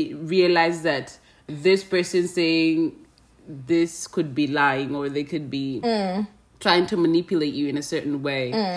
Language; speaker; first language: English; non-native, local second language; Swahili